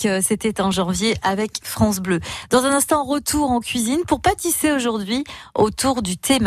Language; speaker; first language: French; native; French